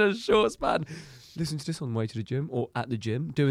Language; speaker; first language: English; native; English